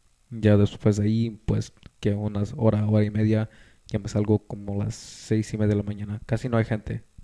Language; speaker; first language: Spanish; early bilingual, heritage; Spanish